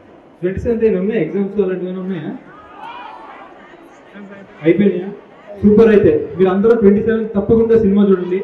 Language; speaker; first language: Telugu; native; Telugu